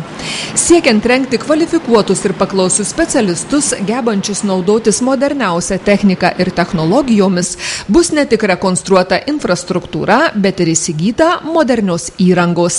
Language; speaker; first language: Lithuanian; native; Lithuanian